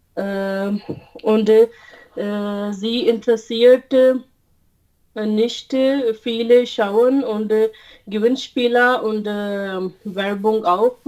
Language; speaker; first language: German; non-native, learner; Urdu